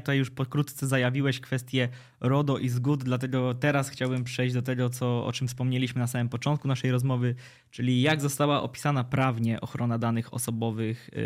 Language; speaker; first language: Polish; native; Polish